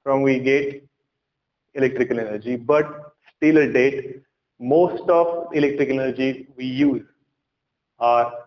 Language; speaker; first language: English; non-native, local second language; Marathi